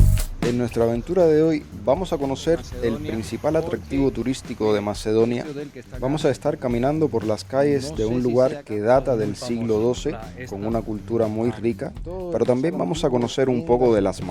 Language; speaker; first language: Spanish; native; Spanish